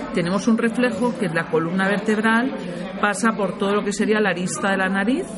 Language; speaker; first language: Spanish; native; Spanish